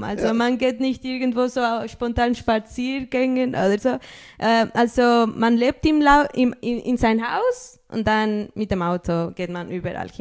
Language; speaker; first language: German; early bilingual, other home language; Spanish